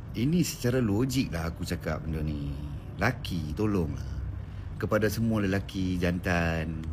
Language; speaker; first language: Malay; native; Malay